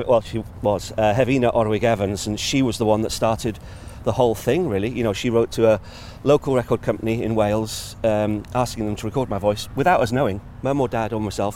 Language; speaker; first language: English; native; English